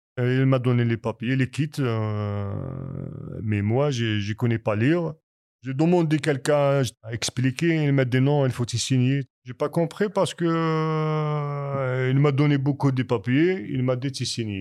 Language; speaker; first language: French; non-native, learner; Kabyle